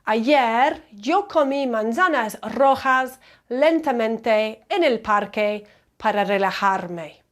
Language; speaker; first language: Spanish; non-native, fluent; English